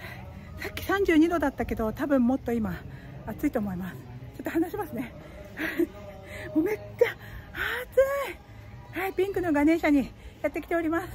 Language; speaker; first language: Japanese; native; Japanese